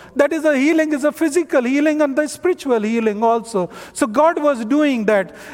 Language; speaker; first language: English; non-native, local second language; Hindi